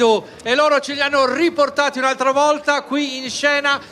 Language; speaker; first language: Italian; native; Italian